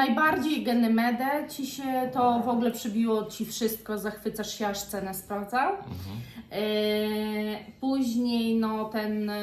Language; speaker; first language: Polish; native; Polish